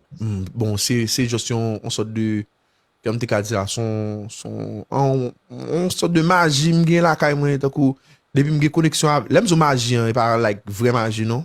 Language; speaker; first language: Haitian Creole; native; Haitian Creole